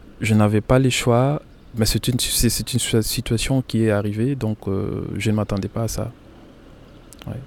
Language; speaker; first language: French; non-native, local second language; Lingala